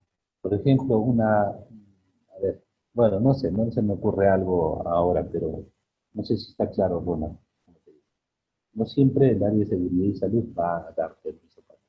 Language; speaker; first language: Spanish; native; Spanish